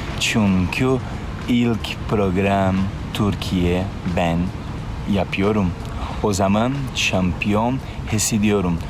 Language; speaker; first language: Turkish; non-native, learner; Portuguese